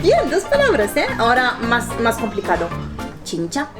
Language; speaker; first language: Spanish; non-native, fluent; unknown